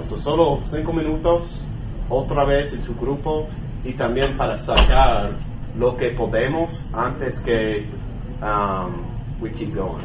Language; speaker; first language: Spanish; non-native, learner; English